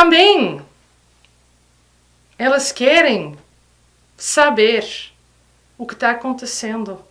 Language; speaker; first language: Portuguese; non-native, fluent; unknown